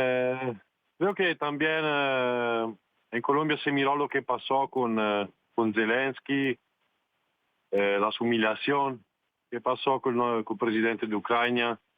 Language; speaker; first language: Spanish; non-native, fluent; Italian